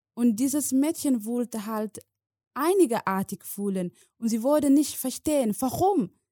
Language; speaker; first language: German; non-native, learner; Somali